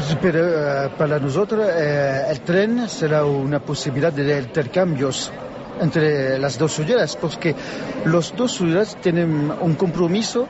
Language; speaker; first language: Spanish; non-native, learner; French